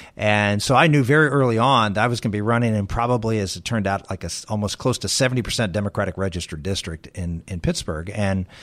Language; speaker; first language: English; native; English